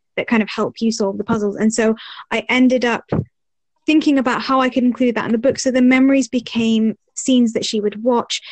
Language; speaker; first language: English; early bilingual, other home language; Arabic